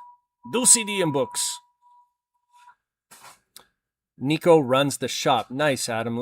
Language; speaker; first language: English; native; English